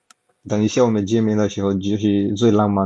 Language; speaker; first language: Chinese; non-native, learner; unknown